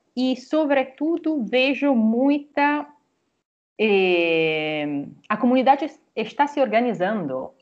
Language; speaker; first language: Portuguese; non-native, fluent; Italian